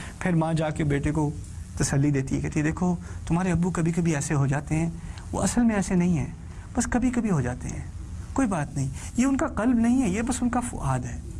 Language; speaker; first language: Urdu; early bilingual, heritage; Urdu